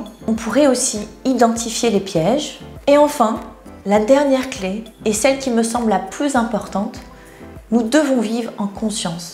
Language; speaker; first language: French; native; French